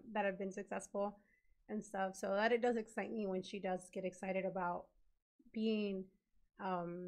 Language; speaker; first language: English; native; English